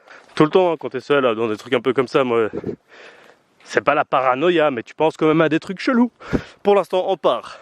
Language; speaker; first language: French; native; French